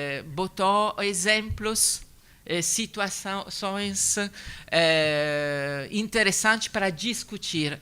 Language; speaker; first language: Portuguese; non-native, learner; Italian